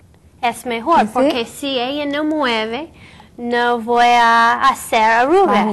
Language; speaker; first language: Spanish; non-native, learner; English